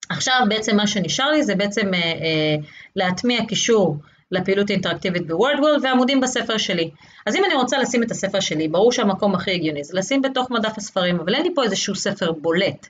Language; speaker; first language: Hebrew; native; Hebrew